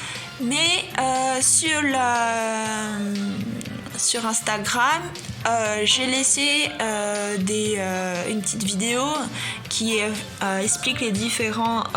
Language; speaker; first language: French; non-native, fluent; Chinese